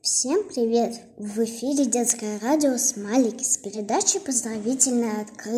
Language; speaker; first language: Russian; native; Russian